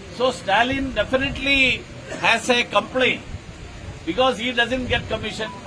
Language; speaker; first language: English; non-native, local second language; Malayalam